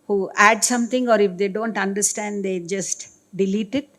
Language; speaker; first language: English; non-native, local second language; Kannada